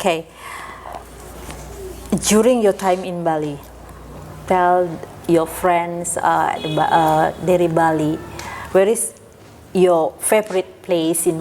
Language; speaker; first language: English; non-native, fluent; Indonesian